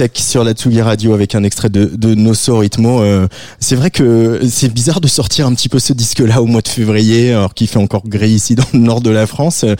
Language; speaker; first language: French; native; French